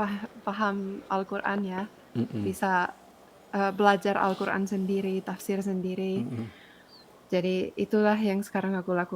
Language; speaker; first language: Indonesian; non-native, fluent; Finnish